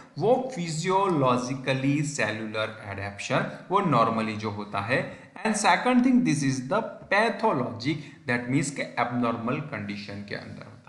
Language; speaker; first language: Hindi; non-native, local second language; Gujarati